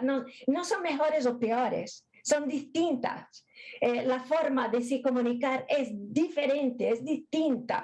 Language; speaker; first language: Spanish; non-native, fluent; Portuguese